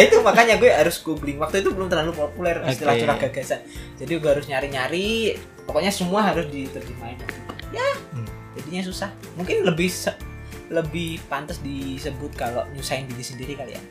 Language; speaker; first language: Indonesian; native; Indonesian